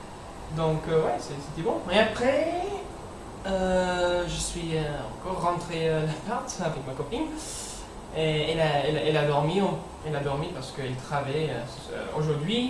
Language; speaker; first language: French; non-native, learner; English